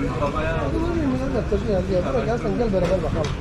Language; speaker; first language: Turkish; non-native, learner; Korean